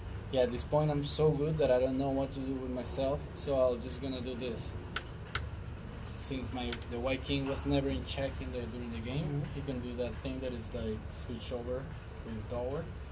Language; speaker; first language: English; non-native, fluent; Spanish